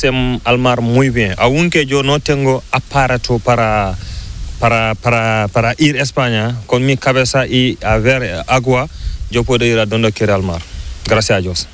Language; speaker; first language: Spanish; non-native, learner; Fula